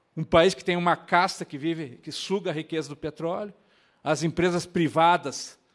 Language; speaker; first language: Portuguese; native; Portuguese